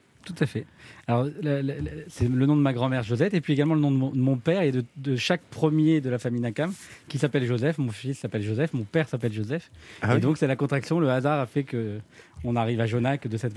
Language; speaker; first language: French; native; French